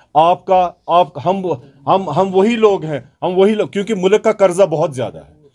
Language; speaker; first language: Hindi; non-native, local second language; Kashmiri